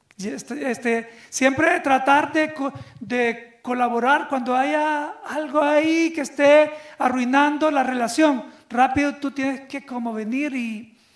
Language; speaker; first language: Spanish; native; Spanish